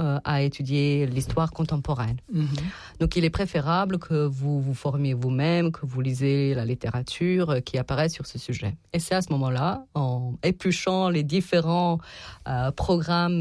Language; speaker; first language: French; non-native, fluent; Serbian